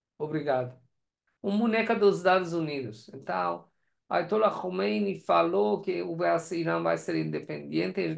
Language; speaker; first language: Portuguese; non-native, learner; Persian